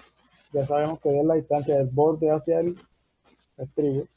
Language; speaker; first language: Spanish; native; Spanish